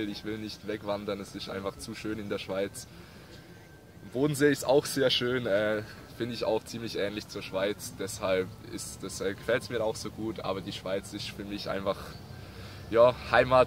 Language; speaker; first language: German; native; German